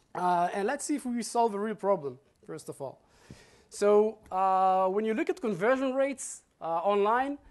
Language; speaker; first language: English; non-native, fluent; Hebrew